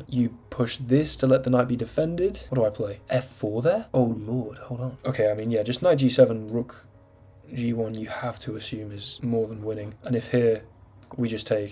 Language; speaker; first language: English; native; English